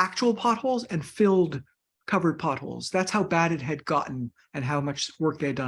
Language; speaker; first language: English; native; English